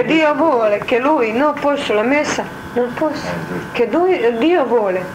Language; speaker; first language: Italian; non-native, learner; Croatian